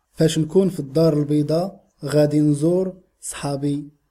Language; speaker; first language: Arabic; native; Arabic